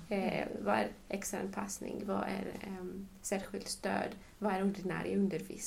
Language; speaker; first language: Swedish; non-native, fluent; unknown